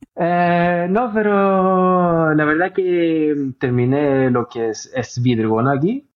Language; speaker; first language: Spanish; early bilingual, heritage; Norwegian